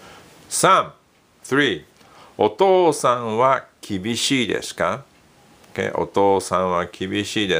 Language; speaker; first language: Japanese; non-native, fluent; English